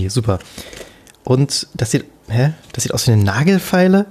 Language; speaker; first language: German; native; German